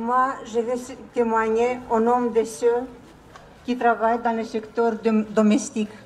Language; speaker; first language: French; non-native, learner; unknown